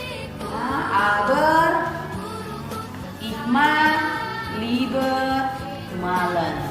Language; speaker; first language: German; non-native, fluent; Indonesian